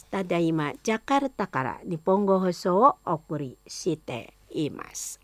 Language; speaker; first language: Japanese; non-native, fluent; Indonesian